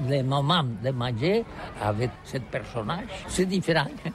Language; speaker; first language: French; non-native, learner; Catalan